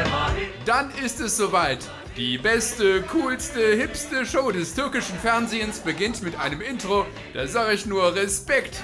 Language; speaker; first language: German; native; German